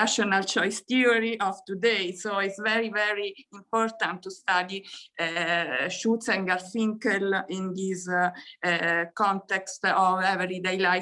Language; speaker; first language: English; non-native, fluent; Italian